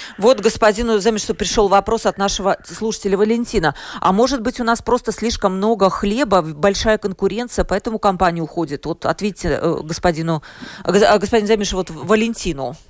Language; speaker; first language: Russian; native; Russian